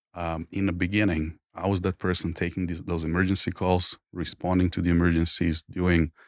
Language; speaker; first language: English; non-native, fluent; Croatian